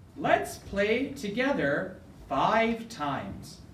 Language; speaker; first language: English; native; English